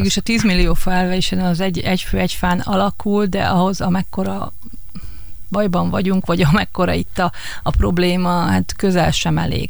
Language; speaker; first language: Hungarian; native; Hungarian